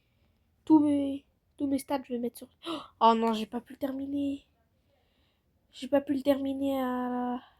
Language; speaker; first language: French; native; French